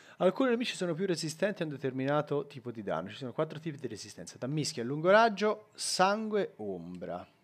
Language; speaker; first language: Italian; native; Italian